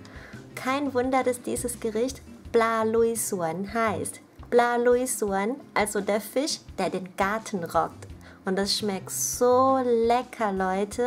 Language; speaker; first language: German; native; German